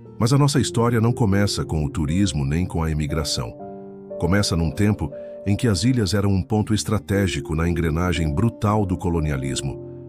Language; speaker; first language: Portuguese; non-native, local second language; Kabuverdianu